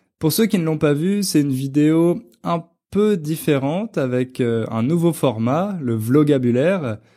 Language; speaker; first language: French; native; French